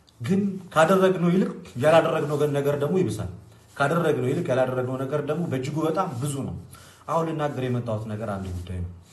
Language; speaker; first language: Amharic; non-native, local second language; Oromo